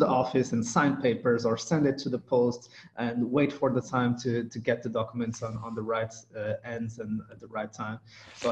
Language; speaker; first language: English; non-native, fluent; Portuguese